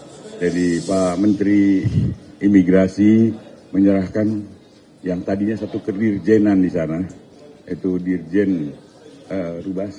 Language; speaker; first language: Indonesian; native; Indonesian